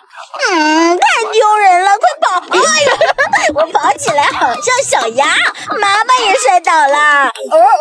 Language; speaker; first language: Chinese; native; Chinese